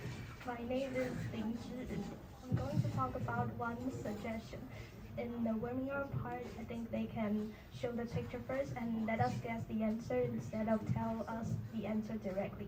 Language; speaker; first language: English; non-native, learner; Chinese